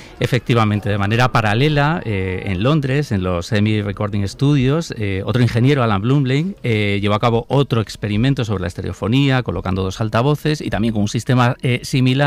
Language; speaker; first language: Spanish; native; Spanish